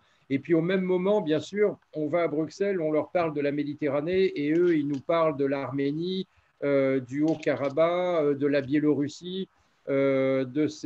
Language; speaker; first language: French; native; French